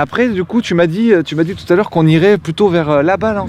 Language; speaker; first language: French; native; French